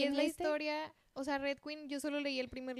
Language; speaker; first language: Spanish; native; Spanish